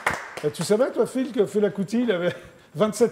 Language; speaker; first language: French; native; French